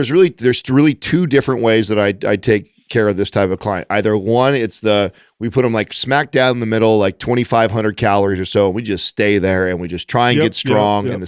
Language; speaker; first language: English; native; English